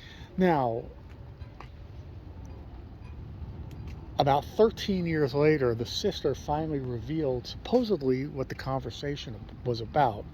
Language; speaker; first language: English; native; English